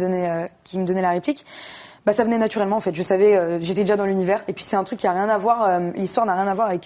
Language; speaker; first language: French; native; French